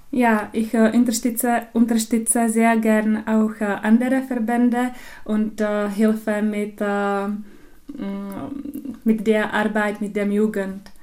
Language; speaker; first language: German; non-native, local second language; Czech